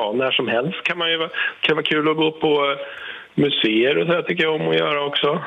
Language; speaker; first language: Swedish; native; Swedish